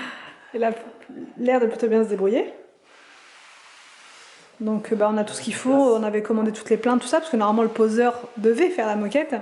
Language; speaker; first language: French; native; French